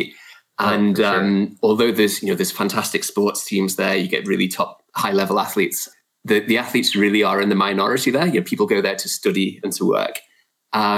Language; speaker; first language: English; native; English